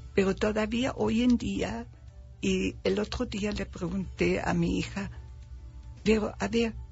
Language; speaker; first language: Spanish; non-native, fluent; German